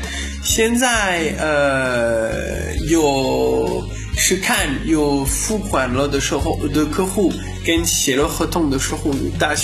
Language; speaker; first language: Chinese; non-native, learner; French